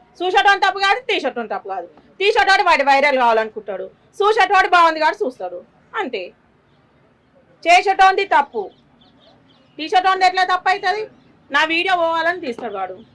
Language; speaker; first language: Telugu; native; Telugu